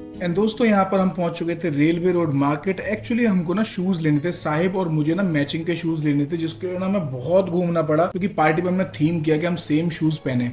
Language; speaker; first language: Hindi; native; Hindi